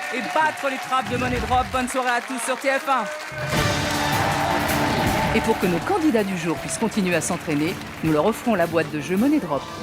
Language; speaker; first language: French; native; French